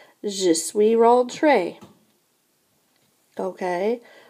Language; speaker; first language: French; non-native, fluent; English